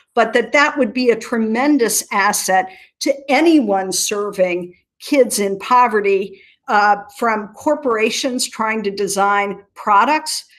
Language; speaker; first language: English; native; English